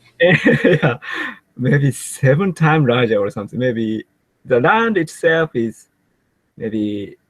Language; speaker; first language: English; non-native, learner; Japanese